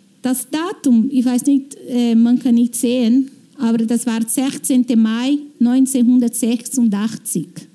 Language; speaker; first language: German; non-native, fluent; Portuguese